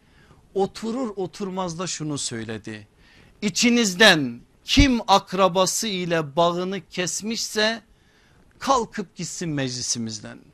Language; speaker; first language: Turkish; native; Turkish